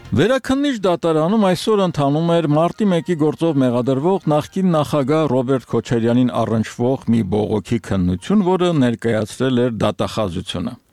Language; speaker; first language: Armenian; native; Armenian